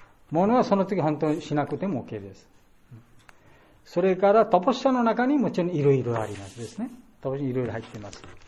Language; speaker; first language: Japanese; non-native, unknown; Bangla